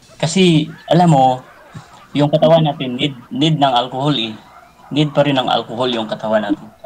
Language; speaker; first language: Filipino; non-native, local second language; Cebuano